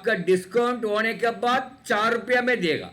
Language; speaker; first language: Hindi; non-native, local second language; Tamil